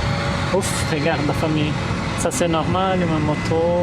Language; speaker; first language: French; non-native, fluent; Portuguese